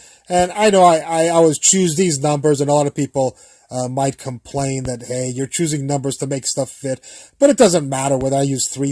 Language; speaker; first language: English; native; English